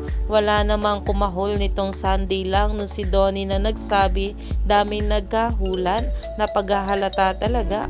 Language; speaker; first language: Filipino; native; Filipino